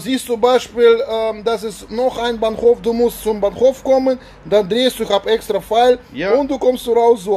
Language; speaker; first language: German; non-native, learner; Russian